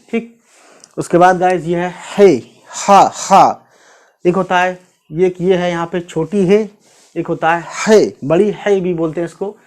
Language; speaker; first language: Hindi; native; Hindi